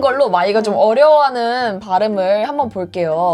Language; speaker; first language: Korean; native; Korean